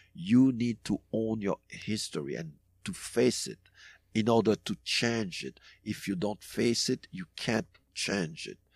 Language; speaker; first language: English; non-native, fluent; French